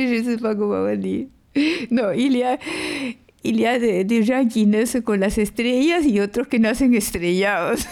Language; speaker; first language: French; non-native, fluent; Spanish